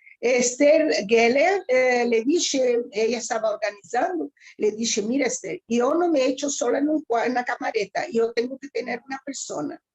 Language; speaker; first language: Spanish; early bilingual, heritage; Ladino